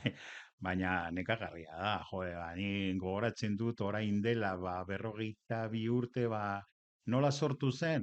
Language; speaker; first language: Basque; non-native, local second language; Spanish